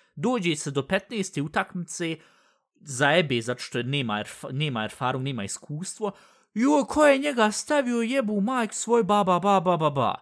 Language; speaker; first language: Bosnian; early bilingual, heritage; Bosnian